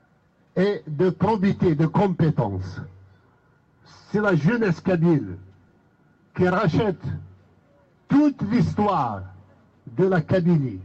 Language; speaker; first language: French; non-native, local second language; Kabyle